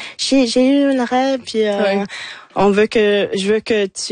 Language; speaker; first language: French; non-native, local second language; English